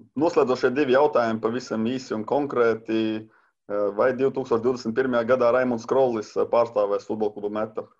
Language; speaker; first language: Latvian; native; Latvian